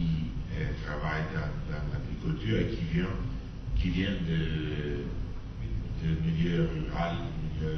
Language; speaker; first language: French; non-native, fluent; Italian